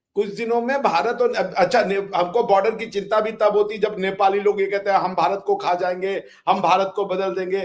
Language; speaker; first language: Hindi; native; Hindi